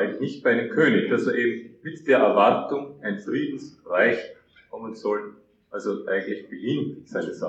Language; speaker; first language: German; native; German